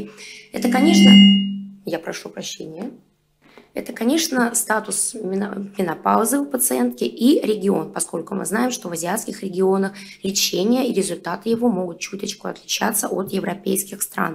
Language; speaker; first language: Russian; native; Russian